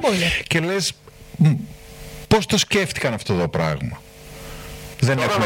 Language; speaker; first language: Greek; native; Greek